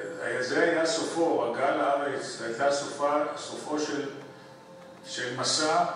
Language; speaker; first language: Hebrew; early bilingual, other home language; Polish